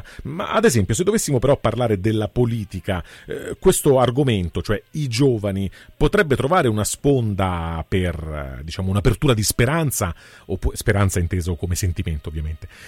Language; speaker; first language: Italian; native; Italian